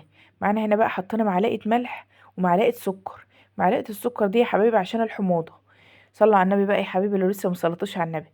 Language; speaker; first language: Arabic; native; Arabic